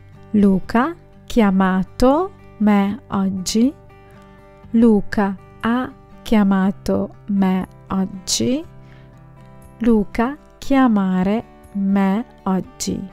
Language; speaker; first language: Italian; non-native, fluent; Sinhala